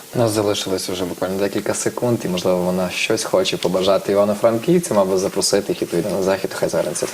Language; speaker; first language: Ukrainian; native; Ukrainian